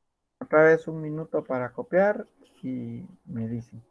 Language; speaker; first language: Spanish; native; Spanish